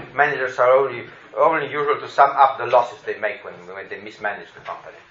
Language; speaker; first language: English; non-native, fluent; Slovenian